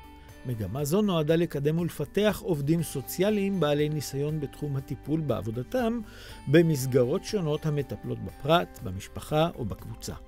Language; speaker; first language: Hebrew; native; Hebrew